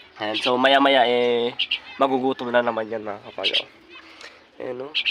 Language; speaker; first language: Filipino; native; Filipino